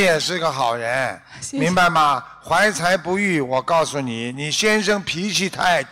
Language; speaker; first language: Chinese; native; Chinese